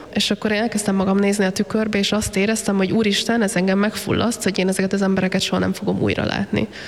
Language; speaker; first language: Hungarian; native; Hungarian